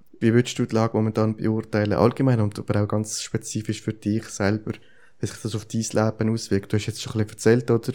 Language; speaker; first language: German; native; German